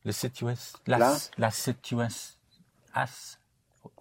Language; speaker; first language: French; non-native, learner; English